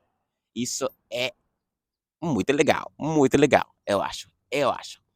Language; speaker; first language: Portuguese; non-native, fluent; English